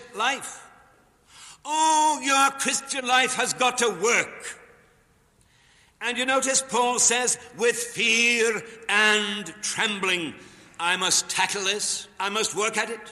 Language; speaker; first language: English; native; English